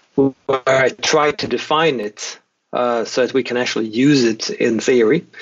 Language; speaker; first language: English; non-native, fluent; Swedish